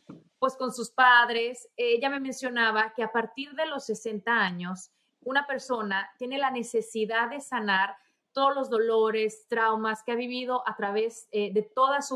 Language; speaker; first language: Spanish; native; Spanish